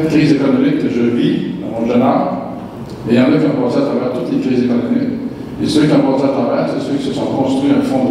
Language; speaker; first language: French; native; French